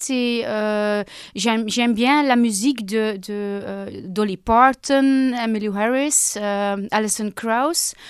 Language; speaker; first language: French; non-native, local second language; Dutch